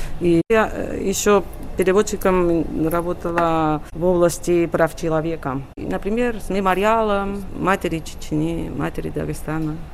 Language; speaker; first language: Russian; non-native, fluent; Catalan